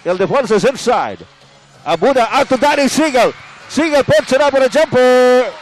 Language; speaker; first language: English; non-native, local second language; Filipino